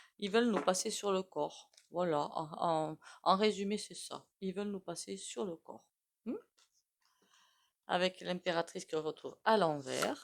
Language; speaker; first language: French; native; French